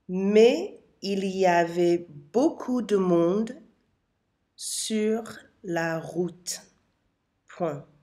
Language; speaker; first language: French; non-native, fluent; English